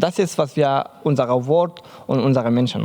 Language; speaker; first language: German; non-native, learner; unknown